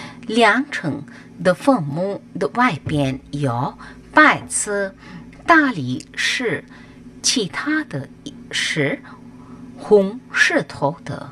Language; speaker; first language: Chinese; non-native, fluent; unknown